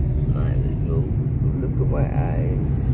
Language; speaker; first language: English; non-native, fluent; Dutch